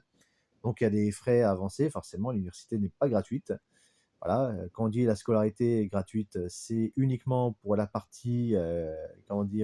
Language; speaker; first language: French; native; French